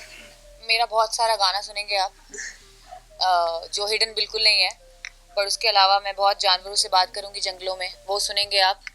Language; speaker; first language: Hindi; native; Hindi